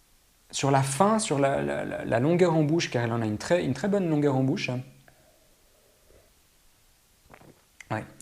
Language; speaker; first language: French; native; French